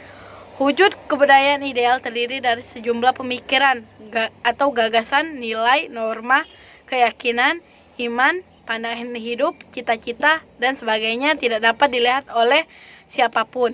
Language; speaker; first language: Indonesian; native; Indonesian